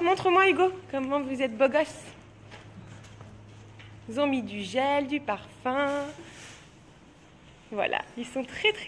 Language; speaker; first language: French; native; French